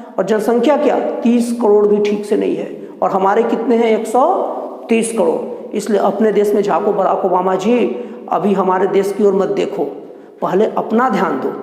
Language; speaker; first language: Hindi; native; Hindi